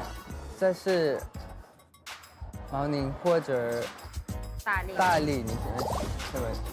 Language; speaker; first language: Chinese; non-native, learner; Thai